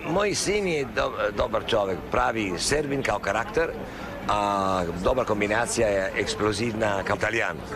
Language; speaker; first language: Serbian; non-native, learner; Italian